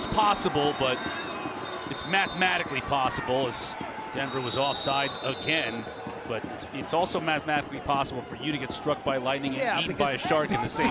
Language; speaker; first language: English; native; English